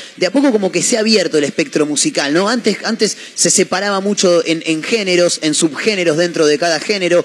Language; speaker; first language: Spanish; native; Spanish